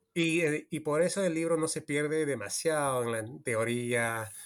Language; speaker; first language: Spanish; early bilingual, heritage; Spanish